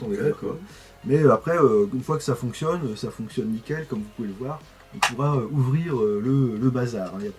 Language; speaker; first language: French; native; French